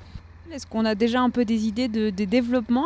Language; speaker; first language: French; native; French